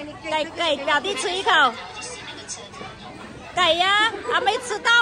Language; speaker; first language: Chinese; native; Chinese